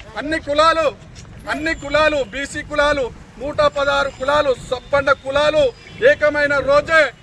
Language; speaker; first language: Telugu; native; Telugu